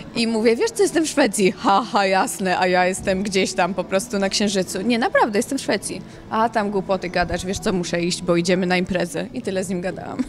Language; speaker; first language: Polish; native; Polish